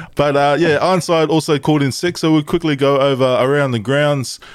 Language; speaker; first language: English; early bilingual, other home language; Tongan